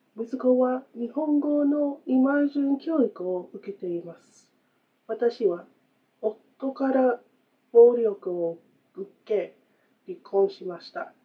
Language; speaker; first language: Japanese; non-native, fluent; English